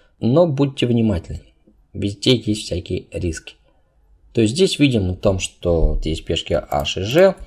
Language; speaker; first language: Russian; non-native, local second language; Uzbek